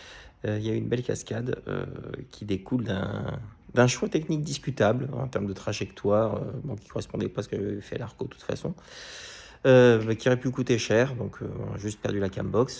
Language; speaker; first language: French; native; French